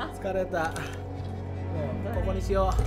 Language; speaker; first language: Japanese; non-native, fluent; Indonesian